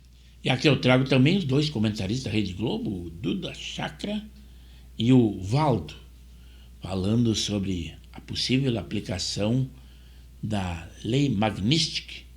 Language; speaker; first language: Portuguese; native; Portuguese